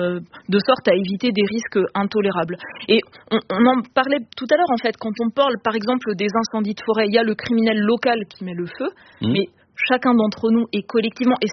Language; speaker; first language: French; native; French